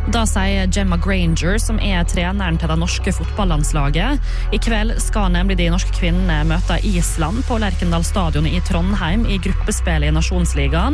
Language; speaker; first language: Norwegian; native; Norwegian